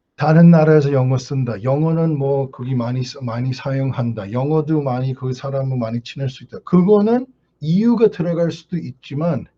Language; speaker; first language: Korean; early bilingual, heritage; Korean